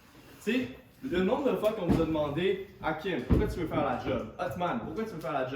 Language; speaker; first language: French; native; French